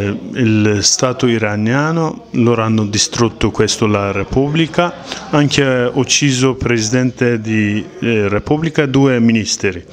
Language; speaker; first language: Italian; non-native, learner; Kurdish